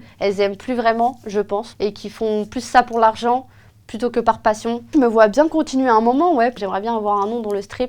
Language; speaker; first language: French; native; French